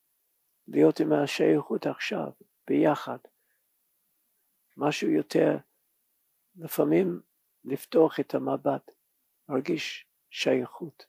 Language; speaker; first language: Hebrew; non-native, learner; English